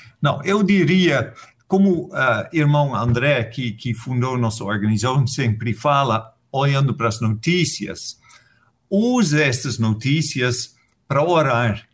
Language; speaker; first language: Portuguese; non-native, fluent; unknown